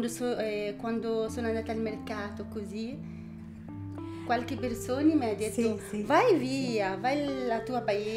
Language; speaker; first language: Italian; non-native, learner; Arabic